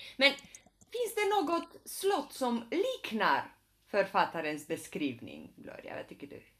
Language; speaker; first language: Swedish; non-native, fluent; Romanian